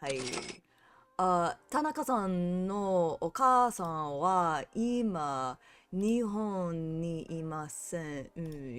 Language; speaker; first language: Japanese; non-native, learner; English